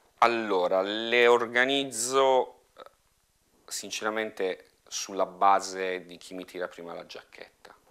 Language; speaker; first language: Italian; native; Italian